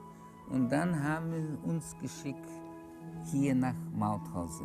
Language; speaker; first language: German; non-native, learner; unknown